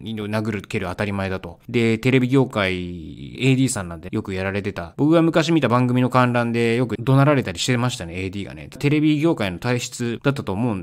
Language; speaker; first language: Japanese; native; Japanese